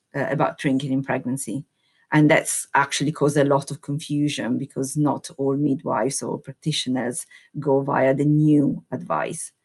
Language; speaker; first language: English; non-native, fluent; Italian